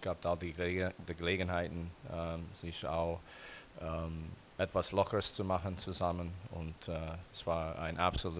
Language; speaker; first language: German; non-native, fluent; English